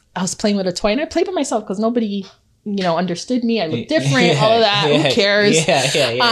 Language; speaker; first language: English; early bilingual, other home language; Akan